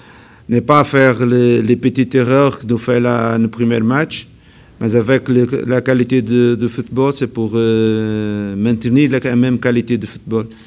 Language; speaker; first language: French; non-native, learner; Portuguese